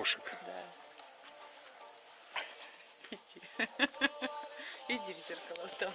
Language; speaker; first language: Russian; native; Russian